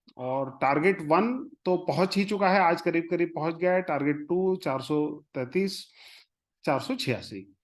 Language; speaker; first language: Hindi; non-native, local second language; Marathi